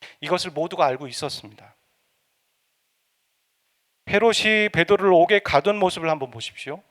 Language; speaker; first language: Korean; native; Korean